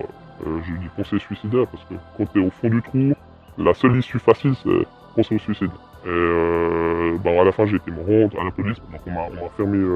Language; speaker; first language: French; native; French